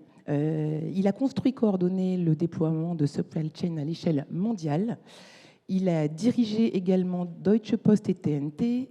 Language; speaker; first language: French; native; French